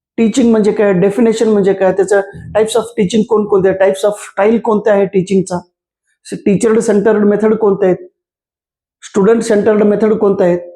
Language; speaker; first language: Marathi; non-native, local second language; Kannada